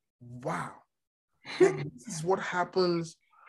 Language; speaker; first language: English; non-native, local second language; Yoruba